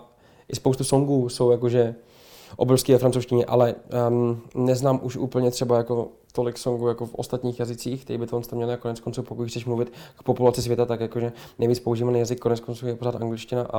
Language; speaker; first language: Czech; native; Czech